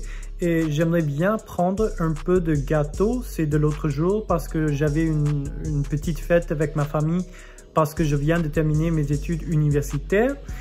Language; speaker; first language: French; non-native, fluent; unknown